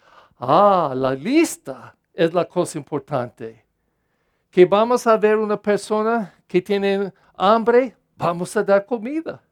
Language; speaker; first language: Spanish; non-native, fluent; English